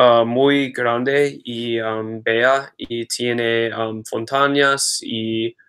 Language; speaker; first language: Spanish; non-native, learner; English